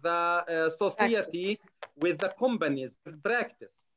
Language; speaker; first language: English; non-native, learner; Arabic